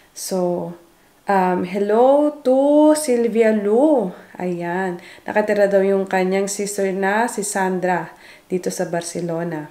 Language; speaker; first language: Filipino; native; Filipino